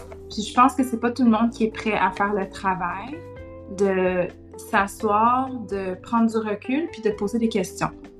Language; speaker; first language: French; native; French